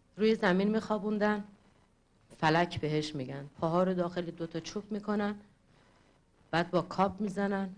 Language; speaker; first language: Persian; non-native, local second language; Kurdish